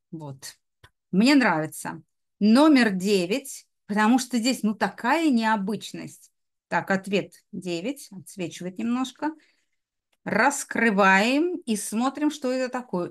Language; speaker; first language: Russian; native; Russian